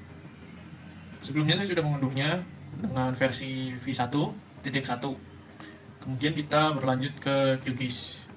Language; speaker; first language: Indonesian; native; Indonesian